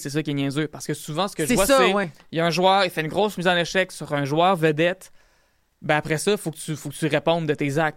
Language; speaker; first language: French; native; French